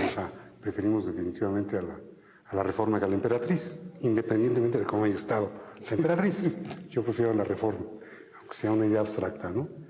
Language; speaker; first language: Spanish; native; Spanish